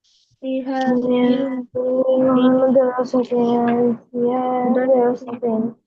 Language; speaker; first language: Arabic; non-native, learner; Bangla